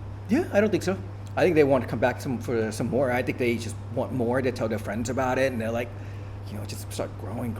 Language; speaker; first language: English; early bilingual, other home language; Thai